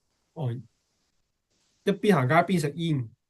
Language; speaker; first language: Chinese; native; Chinese